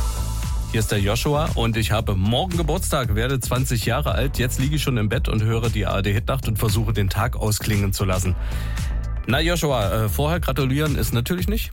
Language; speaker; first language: German; native; German